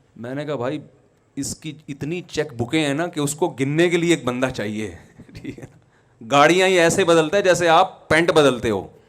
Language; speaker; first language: Urdu; native; Urdu